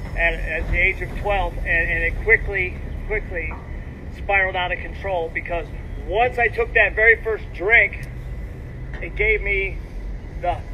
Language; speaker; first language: English; native; English